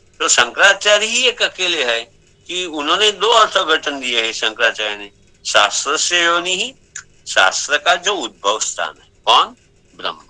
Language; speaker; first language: Hindi; non-native, local second language; Gujarati